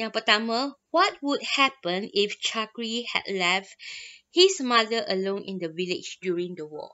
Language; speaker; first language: English; non-native, local second language; Malay